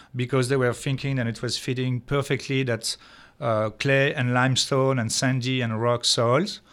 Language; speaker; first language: English; non-native, fluent; French